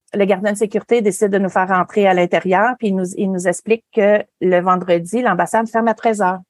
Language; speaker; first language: French; native; French